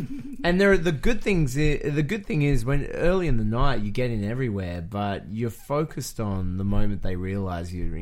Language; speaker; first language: English; native; English